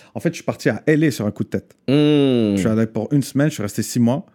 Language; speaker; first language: French; non-native, local second language; Arabic